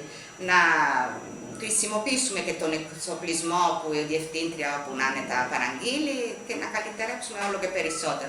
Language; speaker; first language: Greek; non-native, fluent; Italian